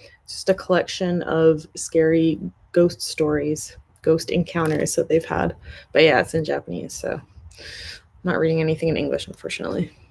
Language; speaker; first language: English; native; English